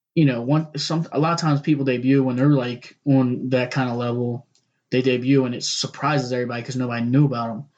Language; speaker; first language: English; native; English